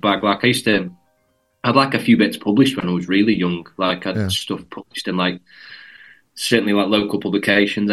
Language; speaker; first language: English; native; English